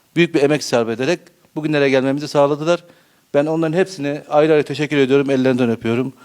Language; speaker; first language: Turkish; native; Turkish